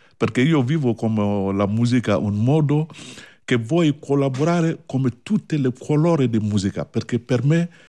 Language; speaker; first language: Italian; non-native, learner; Bambara